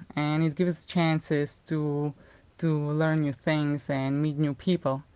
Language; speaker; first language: English; non-native, fluent; Slovak